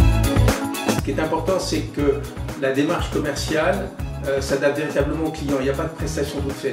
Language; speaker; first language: French; native; French